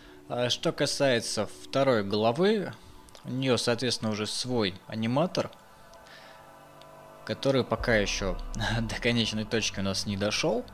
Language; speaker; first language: Russian; native; Russian